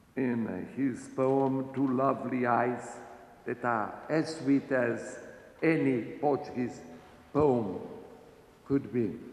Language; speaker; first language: English; non-native, fluent; Portuguese